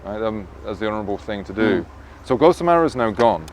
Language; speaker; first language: English; native; English